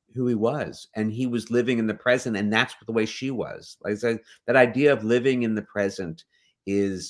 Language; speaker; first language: English; native; English